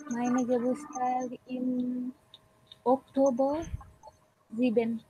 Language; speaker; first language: German; non-native, learner; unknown